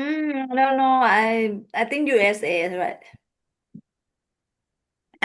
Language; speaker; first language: English; non-native, learner; Thai